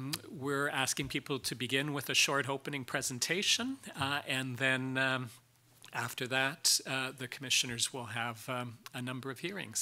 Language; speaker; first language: English; native; English